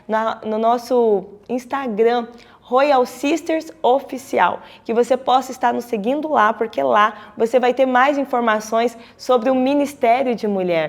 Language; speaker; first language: Portuguese; native; Portuguese